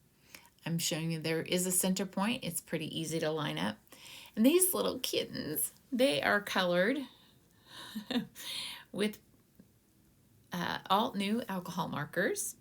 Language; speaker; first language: English; native; English